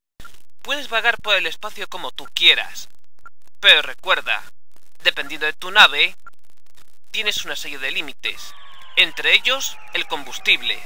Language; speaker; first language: Spanish; native; Spanish